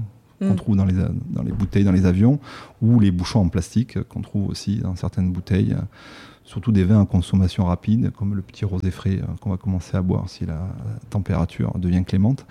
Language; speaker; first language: French; native; French